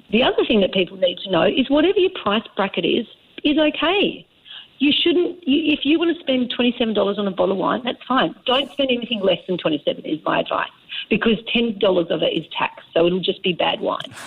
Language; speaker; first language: English; native; English